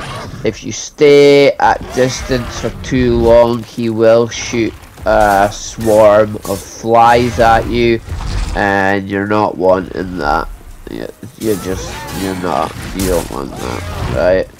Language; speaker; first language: English; native; English